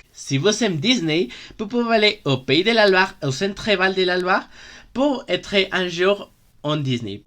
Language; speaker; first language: French; non-native, learner; Spanish